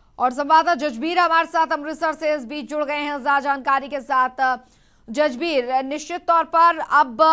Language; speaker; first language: Hindi; native; Hindi